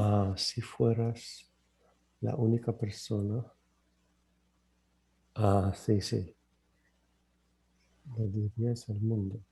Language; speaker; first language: Spanish; non-native, learner; English